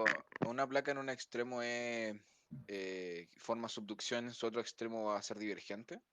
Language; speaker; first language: Spanish; native; Spanish